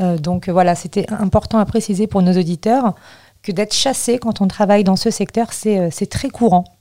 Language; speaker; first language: French; native; French